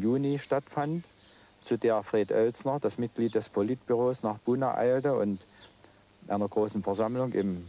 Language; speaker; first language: German; native; German